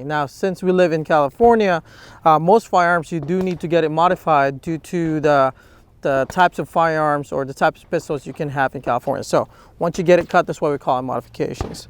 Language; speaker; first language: English; native; English